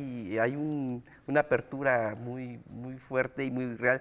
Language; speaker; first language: Spanish; native; Spanish